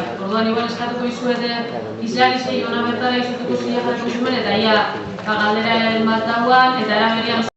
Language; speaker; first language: Basque; native; Basque